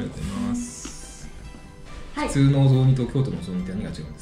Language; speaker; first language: Japanese; native; Japanese